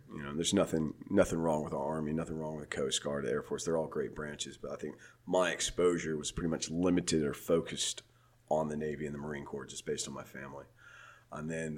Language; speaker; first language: English; native; English